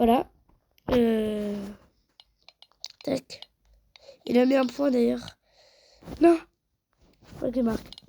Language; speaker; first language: French; native; French